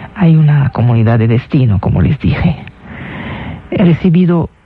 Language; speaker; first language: Spanish; non-native, fluent; Arabic